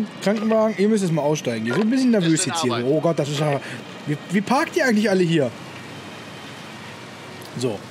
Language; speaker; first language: German; native; German